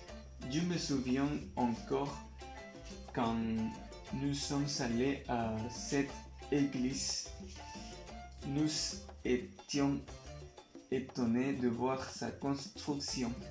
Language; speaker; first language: French; non-native, learner; Spanish